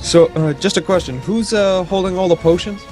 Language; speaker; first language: English; native; English